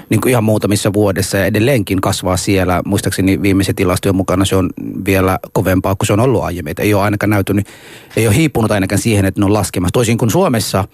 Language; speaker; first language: Finnish; early bilingual, heritage; Finnish